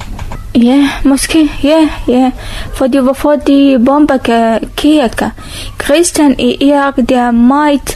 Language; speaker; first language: Danish; non-native, learner; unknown